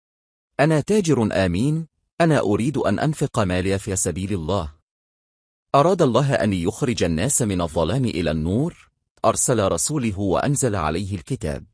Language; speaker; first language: Arabic; non-native, fluent; Bangla